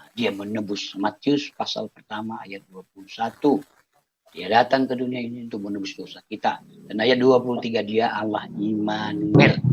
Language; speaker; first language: Indonesian; non-native, local second language; Achinese